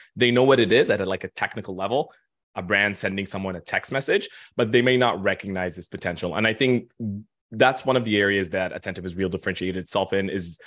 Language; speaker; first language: English; non-native, fluent; Arabic